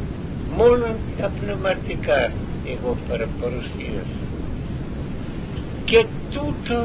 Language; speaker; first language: Greek; non-native, learner; Russian